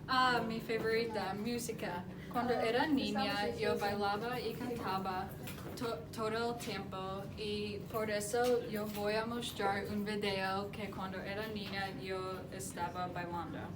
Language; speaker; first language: Spanish; non-native, learner; English